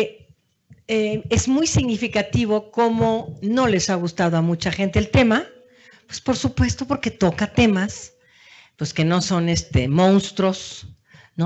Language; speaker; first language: Spanish; native; Spanish